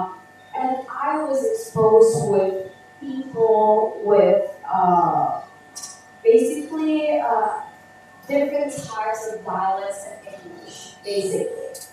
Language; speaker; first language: English; non-native, fluent; Indonesian